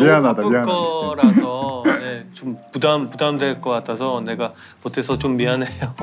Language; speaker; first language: Korean; non-native, fluent; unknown